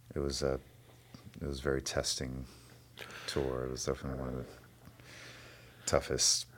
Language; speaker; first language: English; early bilingual, other home language; Spanish